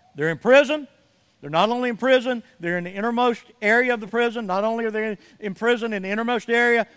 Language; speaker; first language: English; native; English